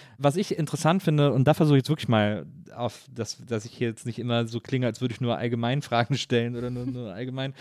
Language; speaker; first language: German; native; German